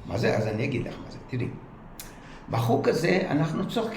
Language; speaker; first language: Hebrew; non-native, learner; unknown